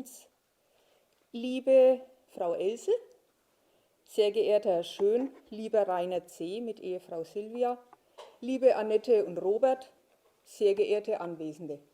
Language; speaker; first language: German; native; German